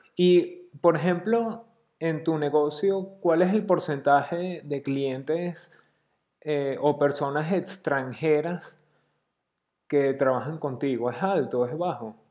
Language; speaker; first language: Spanish; native; Spanish